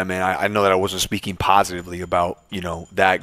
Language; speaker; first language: English; native; English